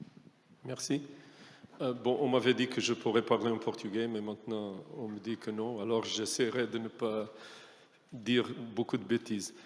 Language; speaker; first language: French; non-native, fluent; Portuguese